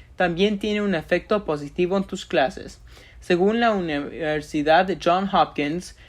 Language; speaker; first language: Spanish; early bilingual, other home language; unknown